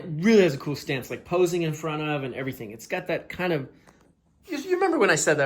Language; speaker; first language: English; native; English